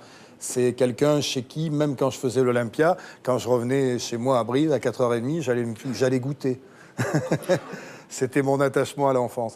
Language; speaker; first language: French; native; French